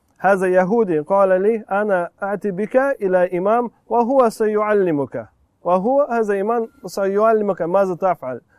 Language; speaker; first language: Arabic; non-native, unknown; Russian